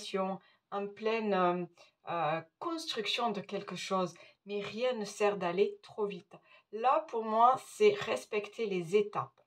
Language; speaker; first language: French; native; French